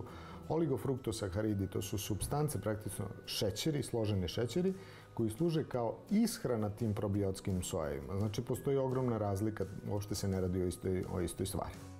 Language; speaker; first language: Serbian; native; Serbian